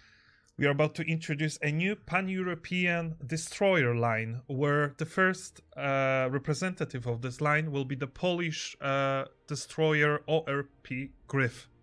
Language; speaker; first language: English; non-native, fluent; Polish